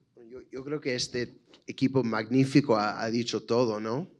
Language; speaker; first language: Spanish; non-native, fluent; English